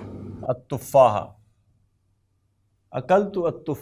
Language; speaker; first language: Arabic; non-native, fluent; Urdu